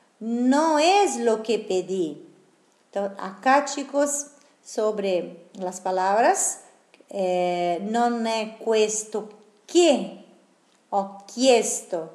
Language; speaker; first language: Spanish; non-native, fluent; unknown